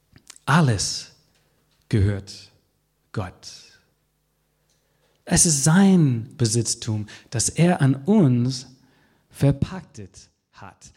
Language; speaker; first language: German; non-native, fluent; English